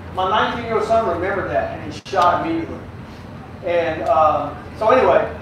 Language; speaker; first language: English; native; English